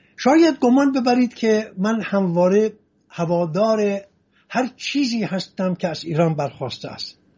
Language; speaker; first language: Persian; non-native, local second language; Assyrian Neo-Aramaic